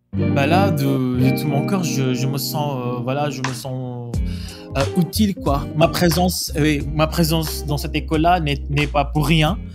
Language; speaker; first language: French; non-native, fluent; Malay